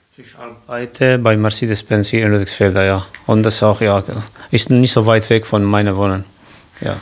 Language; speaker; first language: German; non-native, learner; Kurdish